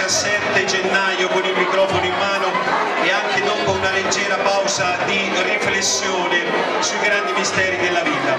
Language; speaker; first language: Italian; native; Italian